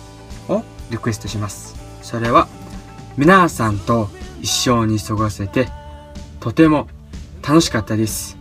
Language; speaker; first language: Japanese; non-native, fluent; Mongolian